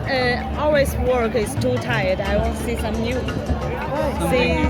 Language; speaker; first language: English; non-native, learner; Chinese